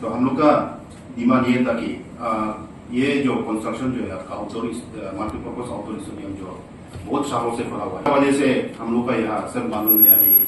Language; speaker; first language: Hindi; non-native, local second language; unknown